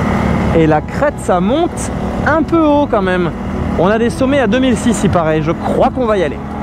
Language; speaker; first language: French; native; French